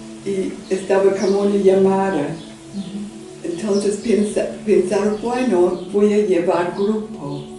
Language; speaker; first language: Spanish; non-native, learner; English